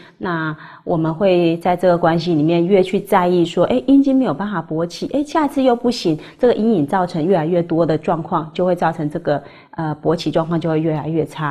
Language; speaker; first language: Chinese; native; Chinese